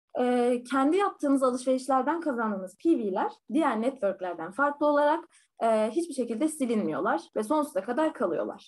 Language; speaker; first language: Turkish; native; Turkish